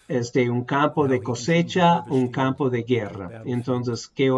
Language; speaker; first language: Spanish; non-native, fluent; English